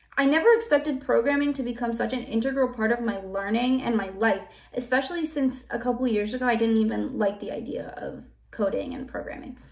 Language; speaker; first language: English; native; English